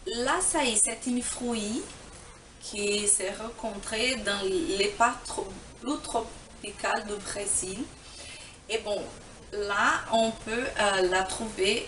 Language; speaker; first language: French; non-native, fluent; Portuguese